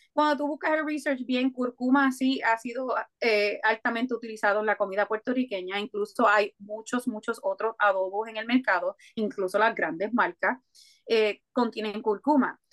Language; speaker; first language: Spanish; native; Spanish